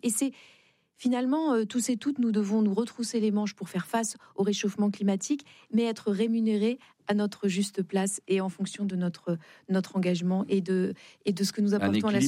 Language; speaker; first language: French; native; French